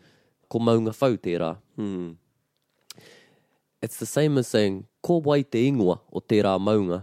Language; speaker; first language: Māori; non-native, local second language; English